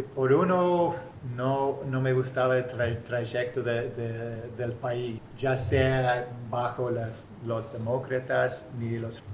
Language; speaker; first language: Spanish; non-native, fluent; English